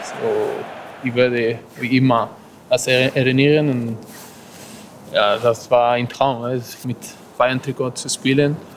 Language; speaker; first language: German; non-native, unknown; Spanish